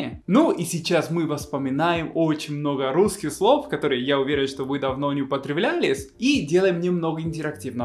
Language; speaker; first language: Russian; non-native, fluent; Spanish